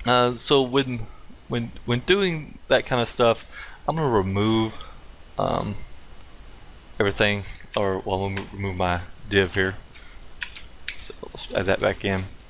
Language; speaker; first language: English; native; English